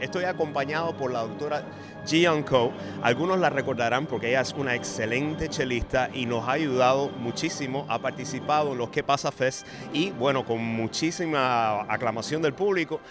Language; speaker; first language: Spanish; native; Spanish